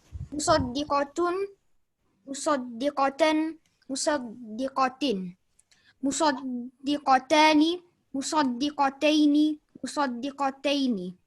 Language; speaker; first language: Arabic; non-native, learner; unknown